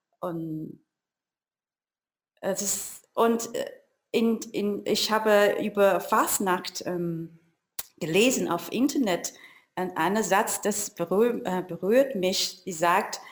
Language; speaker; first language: German; non-native, learner; Chinese